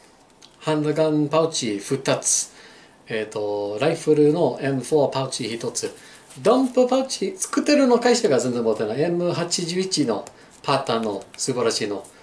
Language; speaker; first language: Japanese; non-native, learner; English